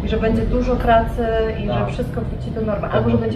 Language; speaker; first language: Polish; native; Polish